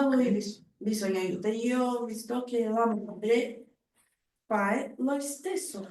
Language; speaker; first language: Italian; non-native, learner; Portuguese